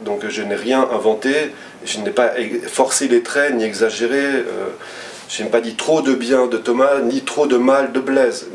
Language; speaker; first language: French; native; French